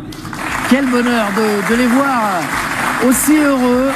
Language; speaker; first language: French; native; French